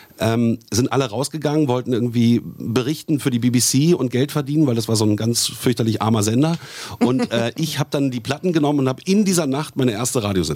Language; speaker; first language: German; native; German